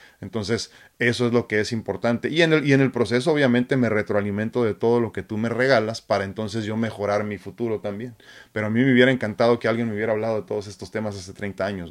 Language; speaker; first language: Spanish; native; Spanish